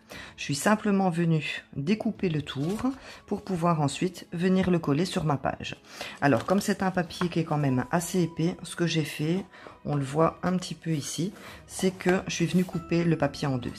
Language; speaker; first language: French; native; French